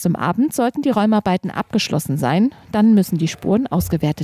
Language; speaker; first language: German; native; German